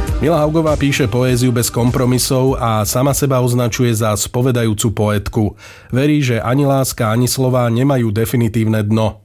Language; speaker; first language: Slovak; native; Slovak